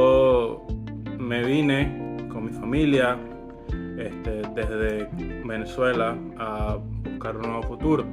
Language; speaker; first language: Spanish; early bilingual, other home language; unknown